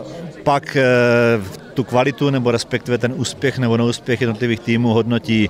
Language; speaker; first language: Czech; native; Czech